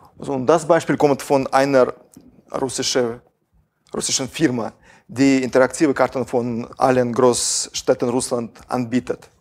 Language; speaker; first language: German; non-native, fluent; Russian